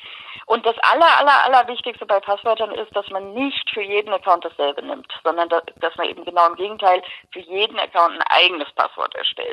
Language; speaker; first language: German; native; German